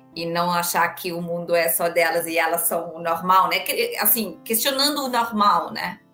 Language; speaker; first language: Portuguese; non-native, fluent; German